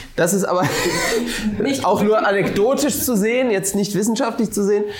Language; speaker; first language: German; native; German